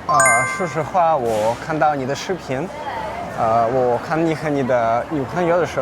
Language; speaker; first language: Chinese; non-native, learner; Russian